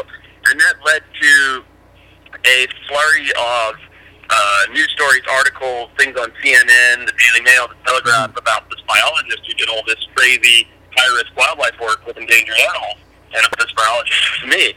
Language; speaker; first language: English; native; English